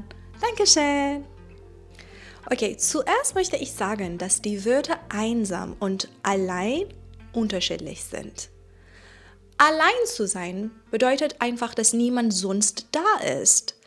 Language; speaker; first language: German; non-native, fluent; Persian